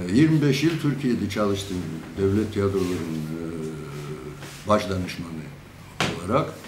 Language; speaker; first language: Turkish; non-native, fluent; Georgian